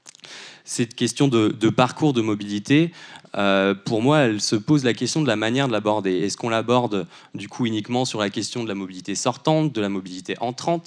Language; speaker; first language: French; native; French